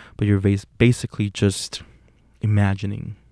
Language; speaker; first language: English; non-native, fluent; Spanish